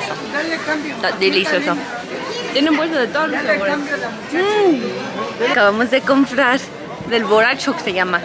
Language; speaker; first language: Spanish; non-native, fluent; English